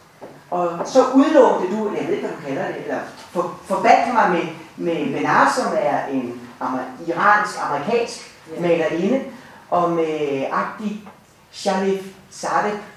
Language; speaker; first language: Danish; native; Danish